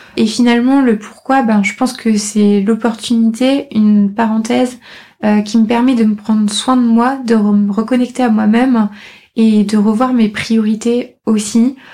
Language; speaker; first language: French; native; French